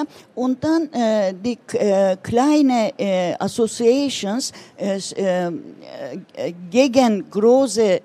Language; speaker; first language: German; non-native, learner; Turkish